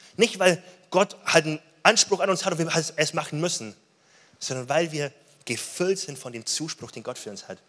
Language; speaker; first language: German; native; German